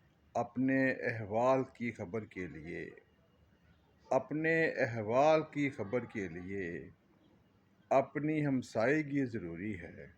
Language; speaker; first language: Urdu; native; Urdu